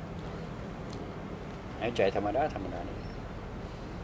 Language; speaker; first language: Thai; native; Thai